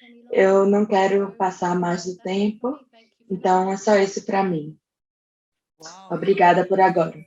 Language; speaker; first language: Portuguese; non-native, fluent; English